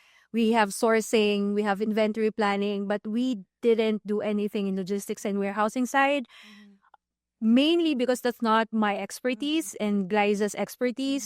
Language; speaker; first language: English; non-native, local second language; Filipino